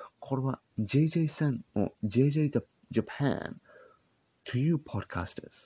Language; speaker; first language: Japanese; non-native, learner; English